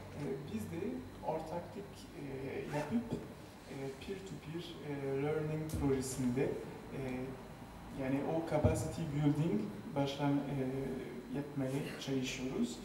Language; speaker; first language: Turkish; non-native, fluent; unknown